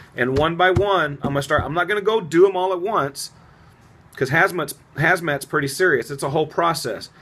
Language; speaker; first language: English; native; English